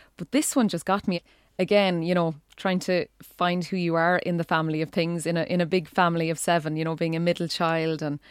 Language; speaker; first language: English; native; English